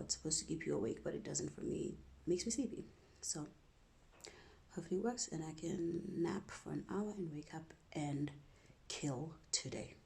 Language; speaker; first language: English; non-native, local second language; Zulu